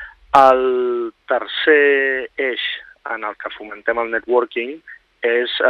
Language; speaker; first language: Catalan; native; Catalan